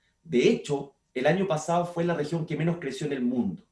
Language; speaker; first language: Spanish; native; Spanish